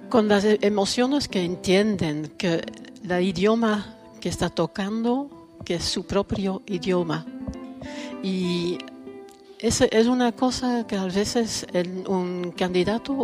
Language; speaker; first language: Spanish; non-native, learner; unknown